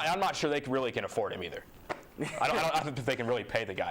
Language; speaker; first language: English; native; English